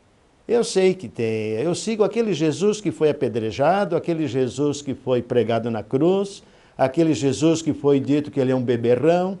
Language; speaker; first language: Portuguese; native; Portuguese